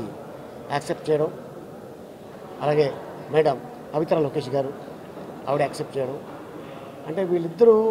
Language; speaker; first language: Telugu; native; Telugu